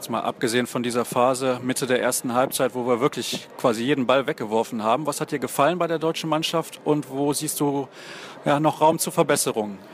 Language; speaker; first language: German; native; German